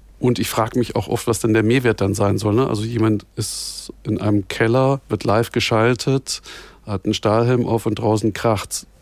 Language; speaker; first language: German; native; German